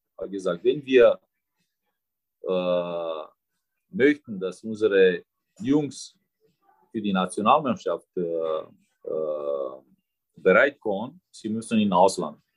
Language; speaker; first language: German; non-native, fluent; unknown